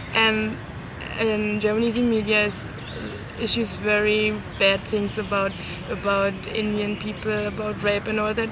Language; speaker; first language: English; non-native, fluent; German